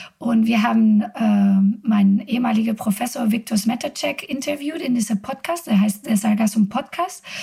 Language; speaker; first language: German; non-native, fluent; Spanish